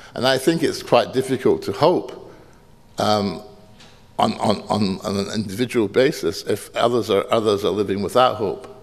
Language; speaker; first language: English; native; English